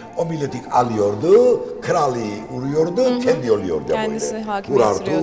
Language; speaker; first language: Turkish; non-native, learner; Georgian